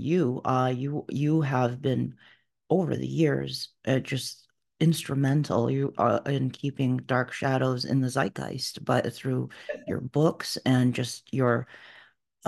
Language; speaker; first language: English; early bilingual, other home language; Portuguese